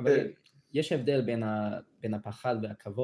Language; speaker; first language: Hebrew; non-native, learner; English